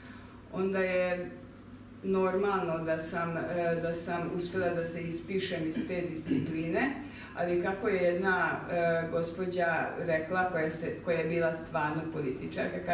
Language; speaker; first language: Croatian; non-native, local second language; Hungarian